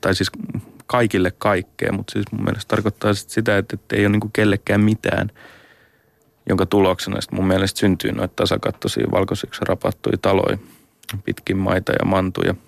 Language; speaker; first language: Finnish; native; Finnish